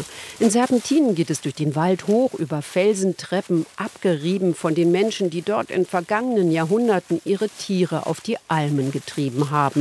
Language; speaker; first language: German; native; German